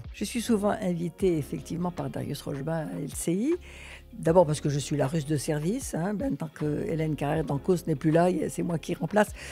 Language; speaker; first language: French; early bilingual, other home language; Russian